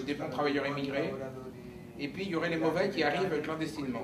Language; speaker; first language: French; native; French